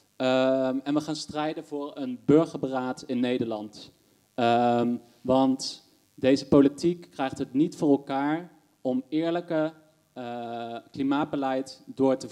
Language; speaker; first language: Dutch; native; Dutch